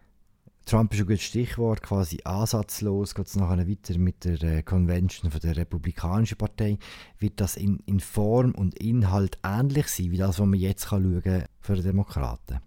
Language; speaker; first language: German; native; German